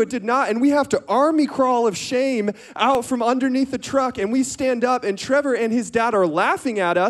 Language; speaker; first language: English; native; English